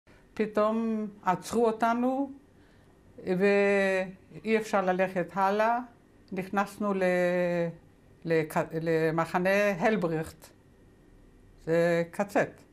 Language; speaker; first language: Hebrew; non-native, fluent; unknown